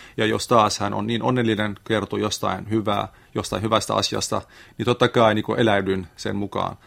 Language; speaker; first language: Finnish; non-native, fluent; Arabic